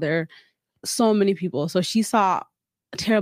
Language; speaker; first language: English; early bilingual, other home language; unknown